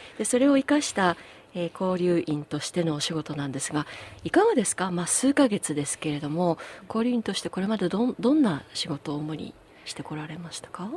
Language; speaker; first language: Japanese; native; Japanese